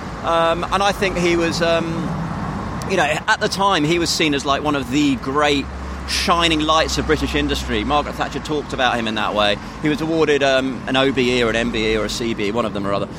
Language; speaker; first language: English; native; English